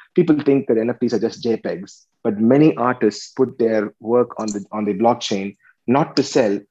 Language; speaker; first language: English; non-native, local second language; Tamil